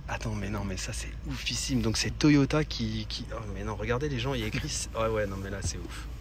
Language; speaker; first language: French; native; French